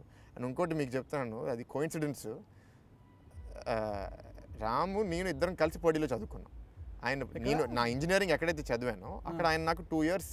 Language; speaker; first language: Telugu; native; Telugu